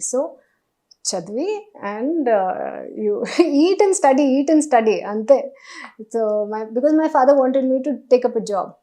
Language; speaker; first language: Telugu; non-native, learner; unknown